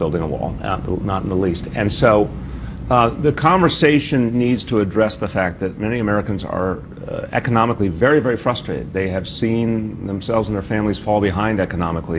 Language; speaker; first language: English; native; English